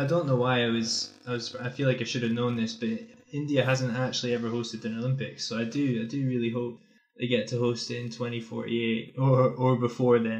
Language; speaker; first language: English; native; English